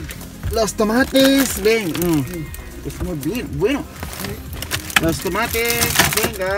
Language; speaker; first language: Spanish; non-native, learner; Filipino